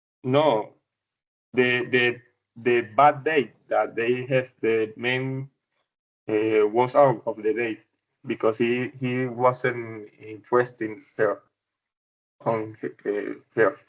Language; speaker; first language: English; non-native, learner; Spanish